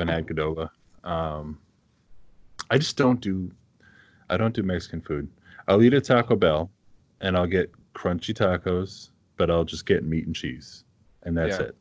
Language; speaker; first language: English; native; English